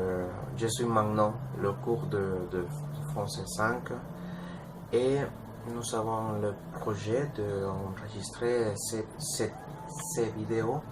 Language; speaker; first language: French; non-native, learner; Spanish